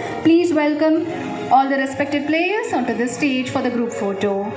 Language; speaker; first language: English; non-native, local second language; Tamil